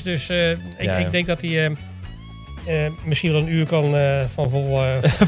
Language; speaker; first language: Dutch; native; Dutch